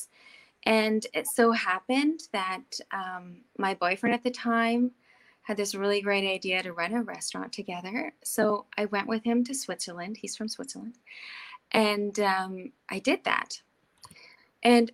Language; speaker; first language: English; native; English